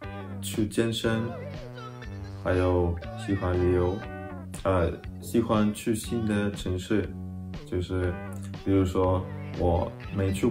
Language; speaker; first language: Chinese; non-native, fluent; Russian